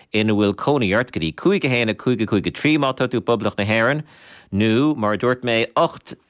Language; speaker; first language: Irish; native; Irish